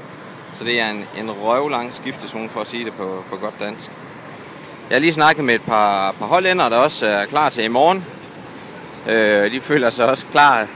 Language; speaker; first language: Danish; native; Danish